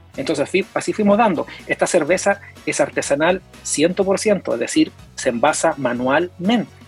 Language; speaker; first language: Spanish; native; Spanish